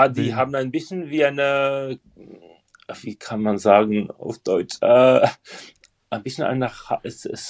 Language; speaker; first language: German; non-native, learner; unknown